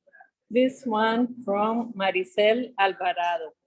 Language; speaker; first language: English; non-native, fluent; Spanish